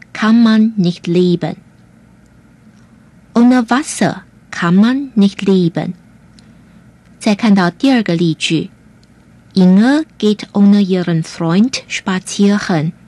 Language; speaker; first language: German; non-native, fluent; Chinese